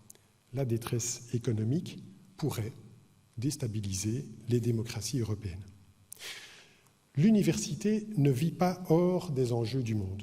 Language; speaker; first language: French; native; French